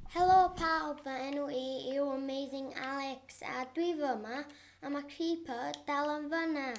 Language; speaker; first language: Welsh; non-native, local second language; English